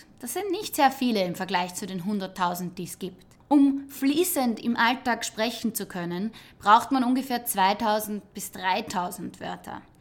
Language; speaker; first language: German; native; German